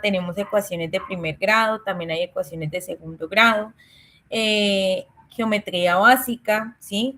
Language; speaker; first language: Spanish; native; Spanish